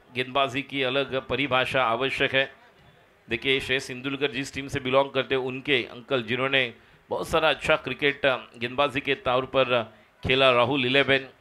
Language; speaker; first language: Hindi; non-native, local second language; Marathi